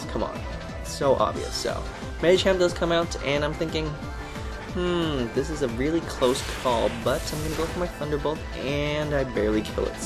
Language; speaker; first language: English; native; English